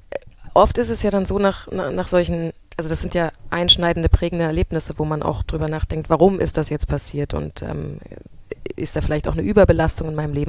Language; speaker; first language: German; native; German